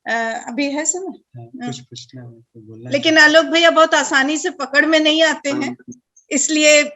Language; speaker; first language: Hindi; native; Hindi